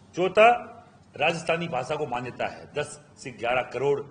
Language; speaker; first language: Hindi; non-native, local second language; Rajasthani